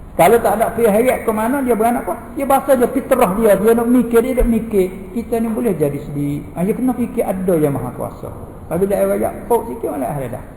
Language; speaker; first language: Malay; native; Malay